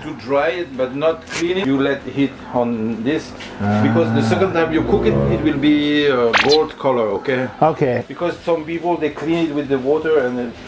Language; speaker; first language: English; non-native, local second language; French